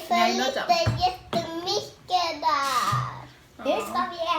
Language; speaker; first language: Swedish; early bilingual, other home language; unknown